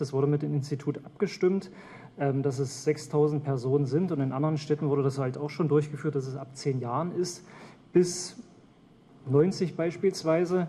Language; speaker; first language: German; native; German